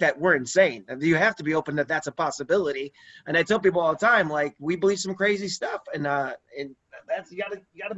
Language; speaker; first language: English; native; English